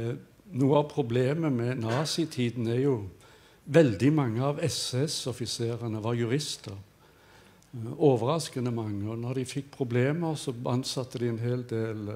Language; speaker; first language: Norwegian; native; Norwegian